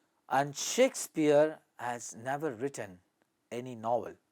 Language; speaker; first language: English; non-native, local second language; Tamil